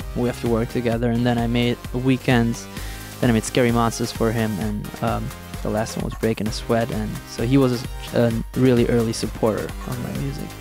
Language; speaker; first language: English; non-native, fluent; German